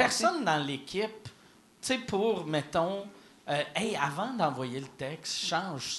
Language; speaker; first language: French; native; French